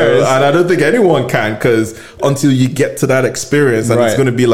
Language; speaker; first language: English; non-native, local second language; Yoruba